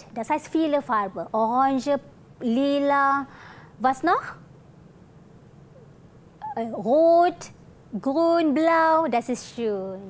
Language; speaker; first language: German; non-native, fluent; Malay